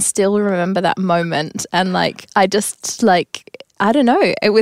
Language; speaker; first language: English; native; English